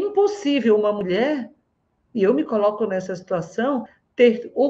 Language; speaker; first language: Portuguese; native; Portuguese